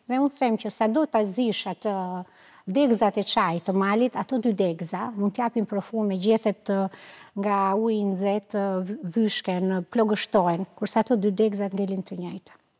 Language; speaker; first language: Albanian; native; Albanian